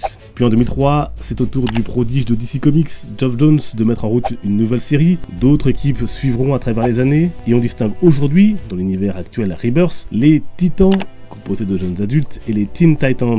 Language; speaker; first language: French; native; French